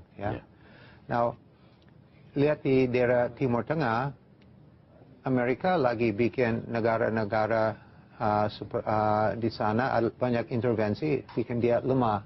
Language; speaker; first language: Indonesian; non-native, fluent; English